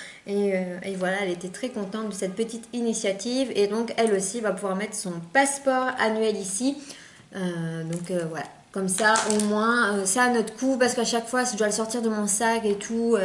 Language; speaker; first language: French; native; French